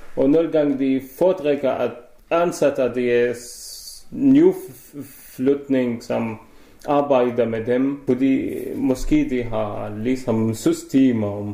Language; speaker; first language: Danish; non-native, learner; Arabic